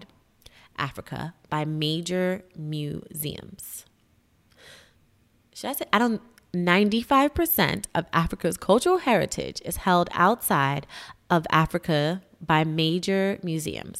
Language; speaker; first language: English; native; English